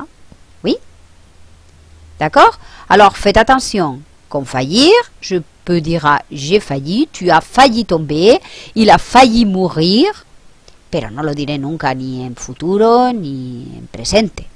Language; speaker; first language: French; non-native, fluent; Spanish